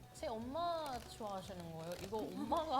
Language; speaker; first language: Korean; non-native, fluent; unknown